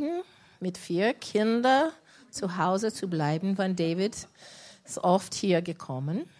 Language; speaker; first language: German; non-native, learner; English